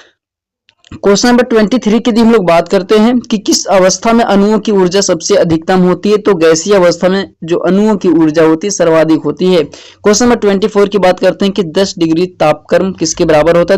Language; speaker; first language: Hindi; native; Hindi